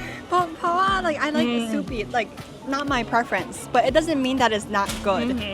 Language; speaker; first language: English; native; English